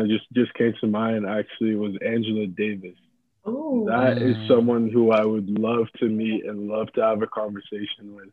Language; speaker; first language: English; non-native, local second language; Yoruba